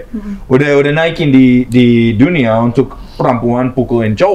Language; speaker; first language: Indonesian; non-native, learner; English